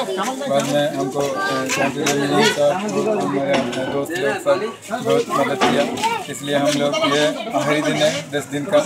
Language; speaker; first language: Hindi; non-native, local second language; Malayalam